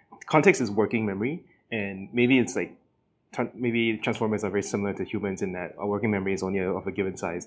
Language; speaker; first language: English; native; English